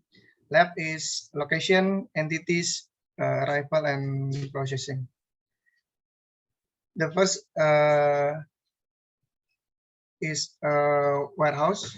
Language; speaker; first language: English; non-native, learner; Indonesian